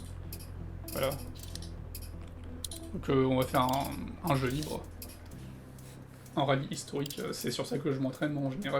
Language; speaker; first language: French; native; French